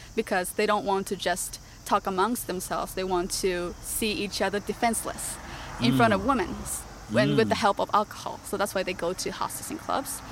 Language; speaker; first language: English; non-native, fluent; Japanese